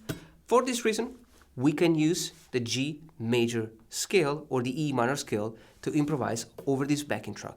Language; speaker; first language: English; non-native, fluent; Italian